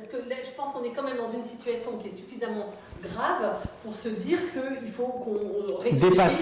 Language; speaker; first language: French; native; French